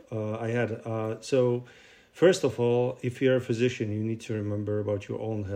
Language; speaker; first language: English; non-native, fluent; Russian